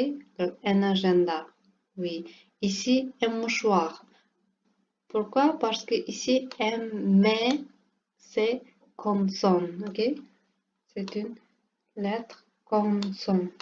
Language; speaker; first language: French; non-native, learner; Portuguese